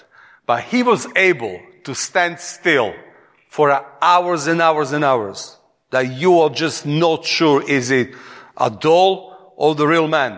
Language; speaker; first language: English; non-native, fluent; Serbian